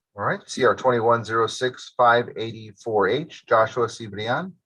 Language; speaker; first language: English; native; English